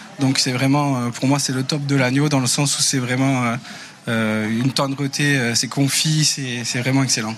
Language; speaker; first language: French; native; French